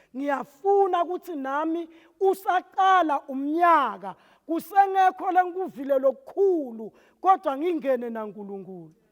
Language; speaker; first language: Zulu; non-native, local second language; Swati